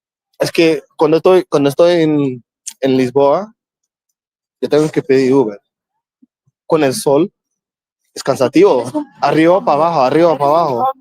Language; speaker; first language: Spanish; non-native, learner; English